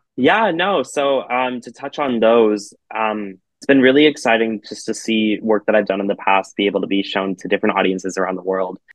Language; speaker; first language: English; native; English